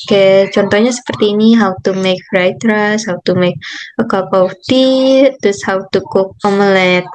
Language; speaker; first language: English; non-native, learner; Indonesian